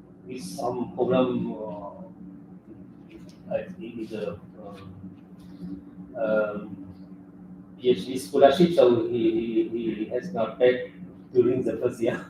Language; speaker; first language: English; non-native, fluent; French